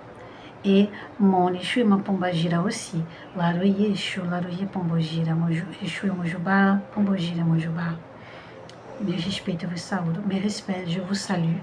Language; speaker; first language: French; non-native, fluent; Portuguese